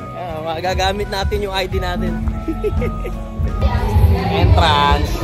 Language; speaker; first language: Filipino; native; Filipino